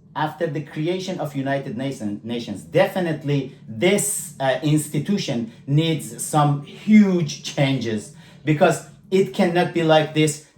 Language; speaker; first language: English; non-native, fluent; Persian